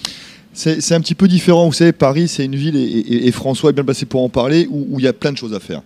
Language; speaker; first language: French; native; French